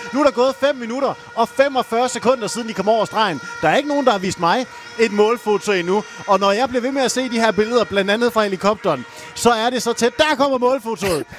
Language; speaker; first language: Danish; native; Danish